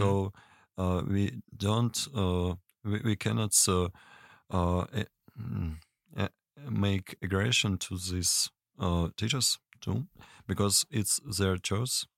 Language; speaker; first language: English; non-native, learner; Russian